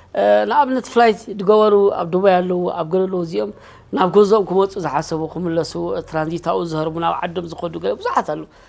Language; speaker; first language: Tigrinya; native; Tigrinya